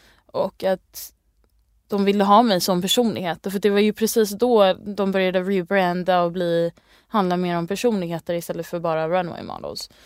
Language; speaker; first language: Swedish; early bilingual, other home language; English